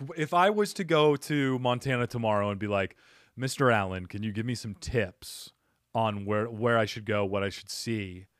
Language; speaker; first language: English; native; English